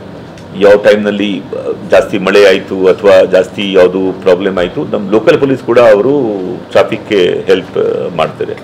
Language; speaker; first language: Kannada; non-native, fluent; Hindi